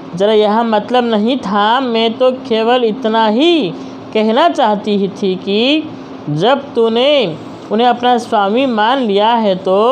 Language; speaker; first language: Hindi; non-native, local second language; Telugu